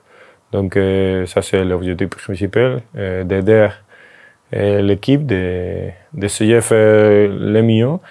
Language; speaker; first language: French; non-native, fluent; Spanish